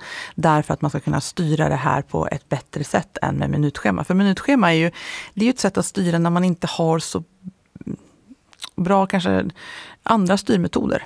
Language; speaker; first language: Swedish; native; Swedish